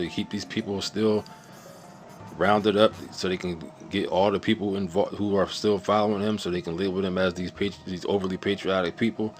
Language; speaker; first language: English; native; English